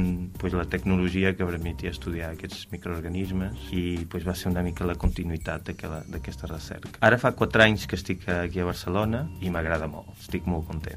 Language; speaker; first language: Catalan; non-native, fluent; Portuguese